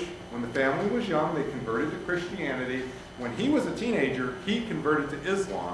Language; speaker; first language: English; native; English